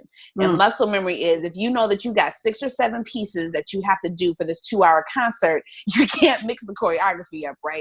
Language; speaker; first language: English; native; English